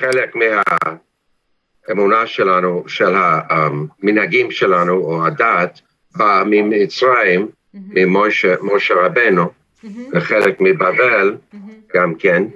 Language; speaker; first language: Hebrew; non-native, fluent; English